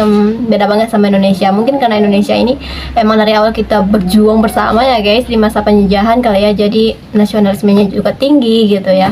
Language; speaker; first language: Indonesian; native; Indonesian